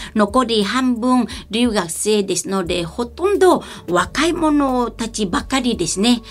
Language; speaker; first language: Japanese; non-native, fluent; Vietnamese